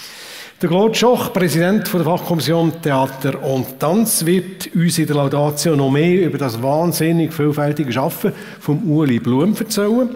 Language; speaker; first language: German; native; German